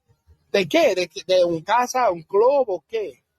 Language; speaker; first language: Spanish; non-native, learner; English